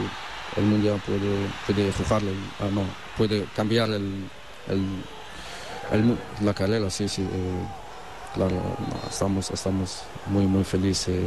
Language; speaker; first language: Spanish; non-native, learner; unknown